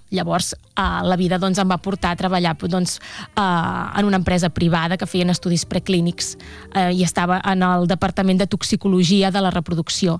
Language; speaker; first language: Catalan; native; Catalan